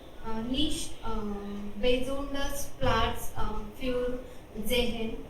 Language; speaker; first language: German; non-native, learner; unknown